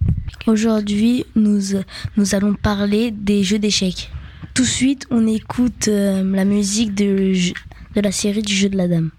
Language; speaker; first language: French; native; French